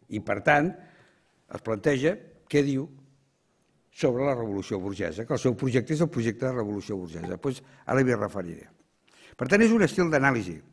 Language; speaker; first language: Catalan; native; Catalan